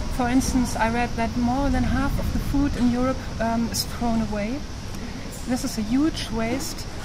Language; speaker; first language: English; non-native, fluent; German